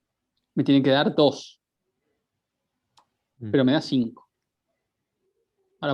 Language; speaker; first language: Spanish; native; Spanish